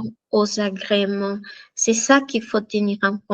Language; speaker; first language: French; non-native, fluent; Spanish